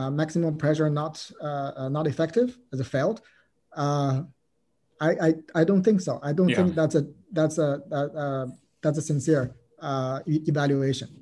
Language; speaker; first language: English; non-native, fluent; Chinese